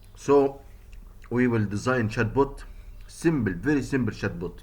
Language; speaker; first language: English; non-native, fluent; Arabic